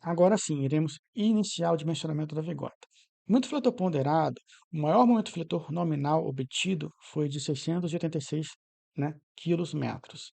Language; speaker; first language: Portuguese; native; Portuguese